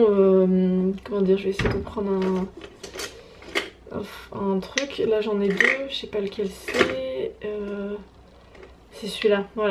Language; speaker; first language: French; native; French